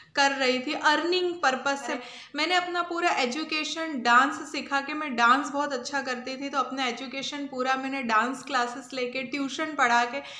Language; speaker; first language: Hindi; non-native, local second language; Gujarati